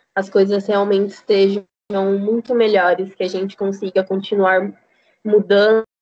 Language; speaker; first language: Portuguese; native; Portuguese